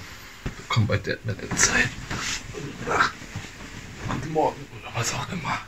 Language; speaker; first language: German; native; German